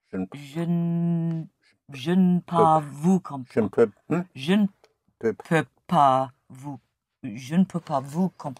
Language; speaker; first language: French; non-native, learner; English